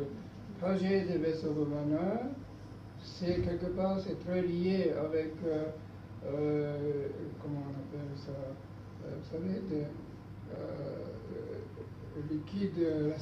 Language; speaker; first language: French; non-native, learner; Japanese